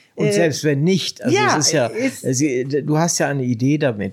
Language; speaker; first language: German; native; German